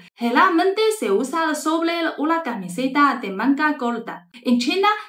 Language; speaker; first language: Spanish; non-native, fluent; Chinese